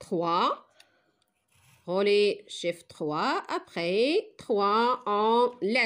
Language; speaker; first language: French; non-native, local second language; Arabic